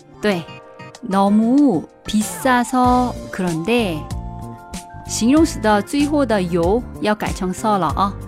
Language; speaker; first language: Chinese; non-native, fluent; Korean